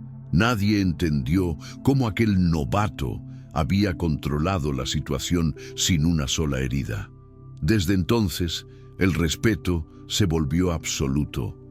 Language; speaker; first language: Spanish; native; Spanish